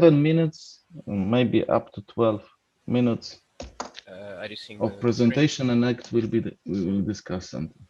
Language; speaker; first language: English; non-native, fluent; Polish